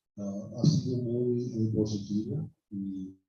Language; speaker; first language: Spanish; non-native, fluent; English